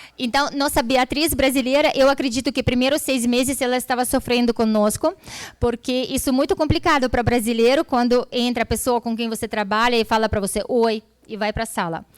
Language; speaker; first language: Portuguese; non-native, fluent; Russian